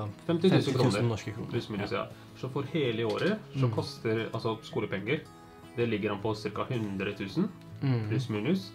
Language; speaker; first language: Norwegian; early bilingual, other home language; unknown